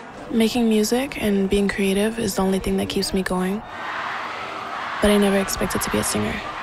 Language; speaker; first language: English; early bilingual, other home language; Spanish